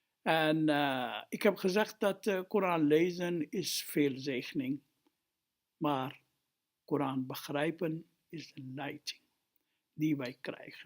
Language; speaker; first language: Dutch; non-native, fluent; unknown